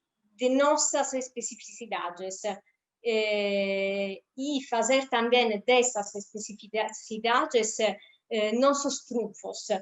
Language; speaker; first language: Portuguese; non-native, fluent; Italian